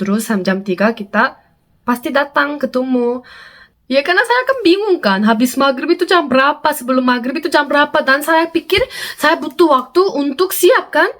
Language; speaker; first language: Indonesian; non-native, fluent; Korean